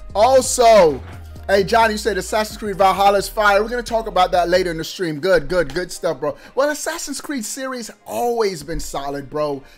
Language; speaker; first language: English; native; English